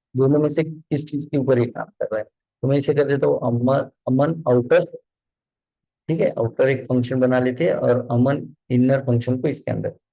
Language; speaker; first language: Hindi; non-native, local second language; Marathi